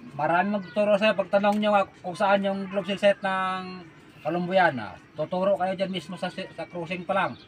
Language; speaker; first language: Filipino; non-native, local second language; Cebuano